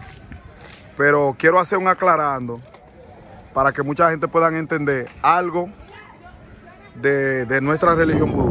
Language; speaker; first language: Spanish; native; Spanish